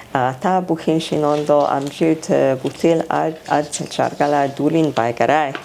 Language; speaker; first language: Mongolian; non-native, fluent; Hungarian